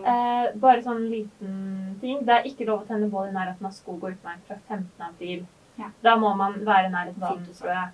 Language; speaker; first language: Norwegian; native; Norwegian